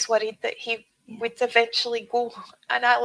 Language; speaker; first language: English; native; English